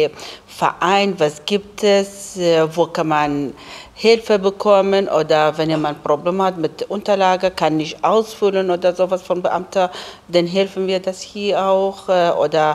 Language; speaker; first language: German; non-native, learner; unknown